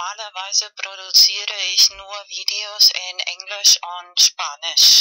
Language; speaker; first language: German; non-native, fluent; Spanish